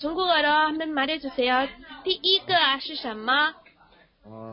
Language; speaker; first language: Korean; non-native, fluent; Chinese